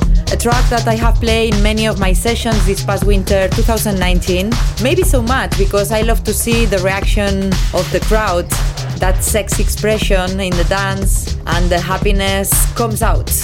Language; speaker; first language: English; non-native, fluent; Spanish